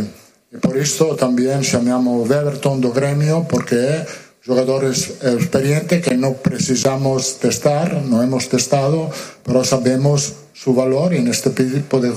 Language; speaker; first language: Portuguese; non-native, learner; Italian